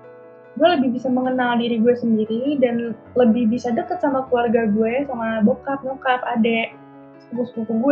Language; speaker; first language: Indonesian; native; Indonesian